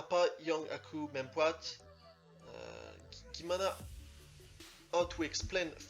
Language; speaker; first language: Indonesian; non-native, learner; French